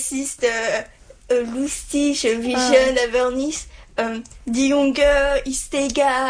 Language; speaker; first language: German; non-native, learner; French